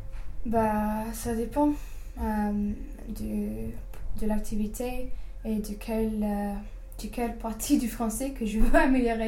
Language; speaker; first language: French; non-native, fluent; English